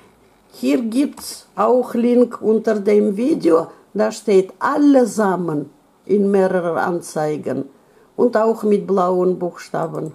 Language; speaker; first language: German; non-native, learner; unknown